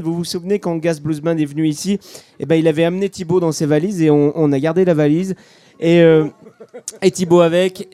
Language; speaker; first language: French; native; French